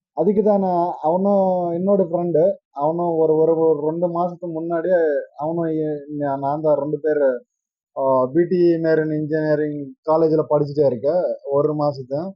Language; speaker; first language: Tamil; non-native, learner; Telugu